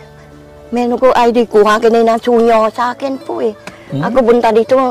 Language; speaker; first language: Filipino; non-native, learner; Vietnamese